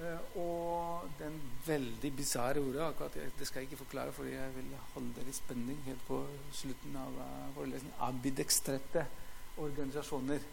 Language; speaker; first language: Norwegian; non-native, fluent; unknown